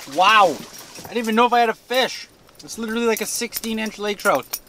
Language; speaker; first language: English; native; English